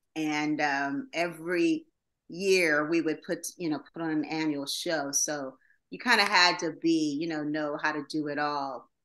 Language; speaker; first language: English; native; English